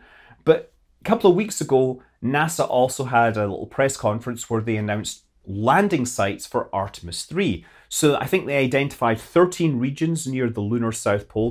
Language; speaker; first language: English; native; English